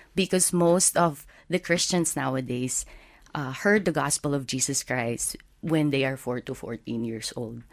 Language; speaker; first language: English; non-native, local second language; Filipino